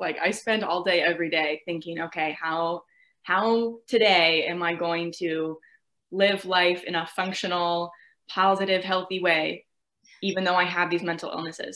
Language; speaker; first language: English; native; English